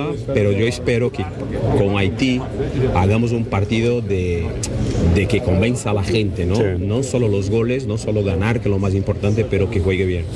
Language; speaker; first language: Spanish; non-native, fluent; Portuguese